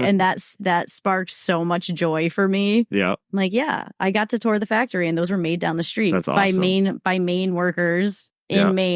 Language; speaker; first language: English; native; English